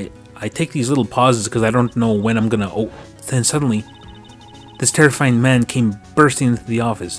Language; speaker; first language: English; native; English